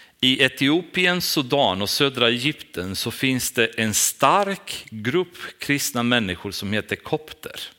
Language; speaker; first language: Swedish; non-native, fluent; Romanian